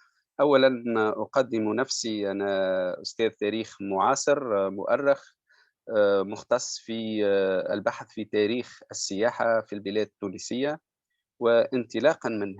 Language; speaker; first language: Arabic; native; Arabic